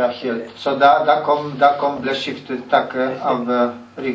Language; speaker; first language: Norwegian; non-native, learner; Polish